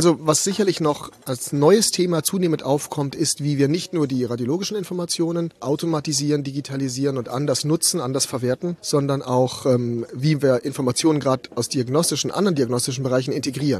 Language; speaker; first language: German; native; German